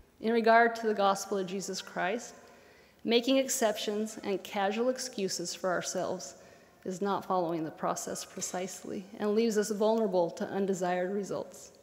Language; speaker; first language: English; native; English